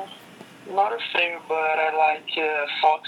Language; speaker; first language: English; non-native, learner; Portuguese